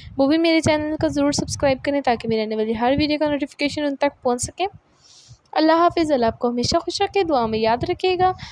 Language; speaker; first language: Hindi; native; Hindi